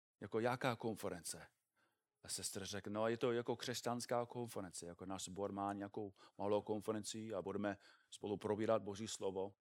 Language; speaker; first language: Czech; non-native, fluent; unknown